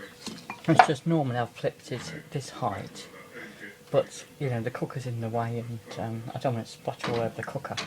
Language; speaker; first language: English; native; English